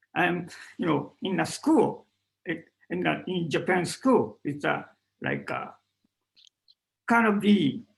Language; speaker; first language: English; non-native, learner; Japanese